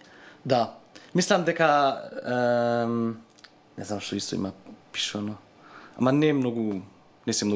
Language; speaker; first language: Macedonian; non-native, learner; German